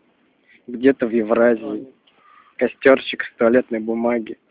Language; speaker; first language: Russian; native; Russian